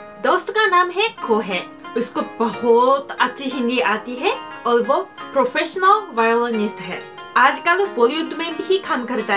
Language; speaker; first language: Hindi; non-native, fluent; Japanese